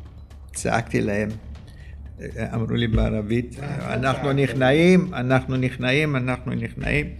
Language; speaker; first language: Hebrew; early bilingual, other home language; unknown